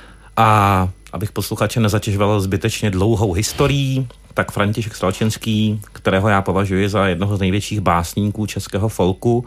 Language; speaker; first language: Czech; native; Czech